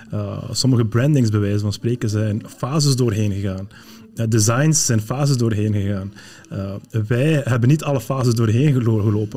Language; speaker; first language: Dutch; early bilingual, other home language; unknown